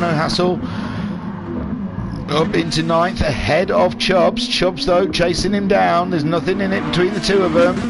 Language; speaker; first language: English; native; English